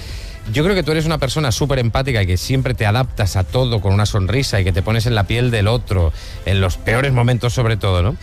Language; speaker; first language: Spanish; native; Spanish